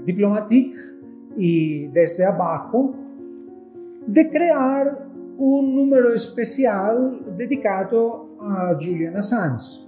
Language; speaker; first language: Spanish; non-native, fluent; Greek